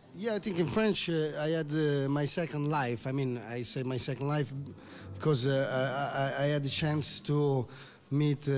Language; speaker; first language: English; non-native, learner; Italian